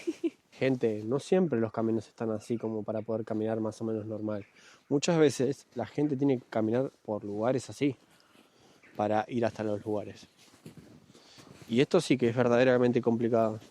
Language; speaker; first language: Spanish; native; Spanish